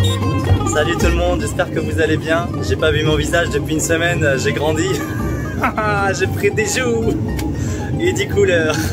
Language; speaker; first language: French; native; French